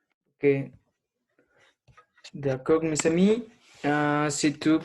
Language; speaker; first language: French; non-native, learner; Spanish